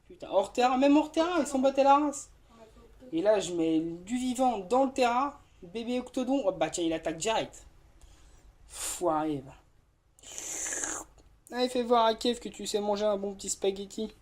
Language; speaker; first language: French; native; French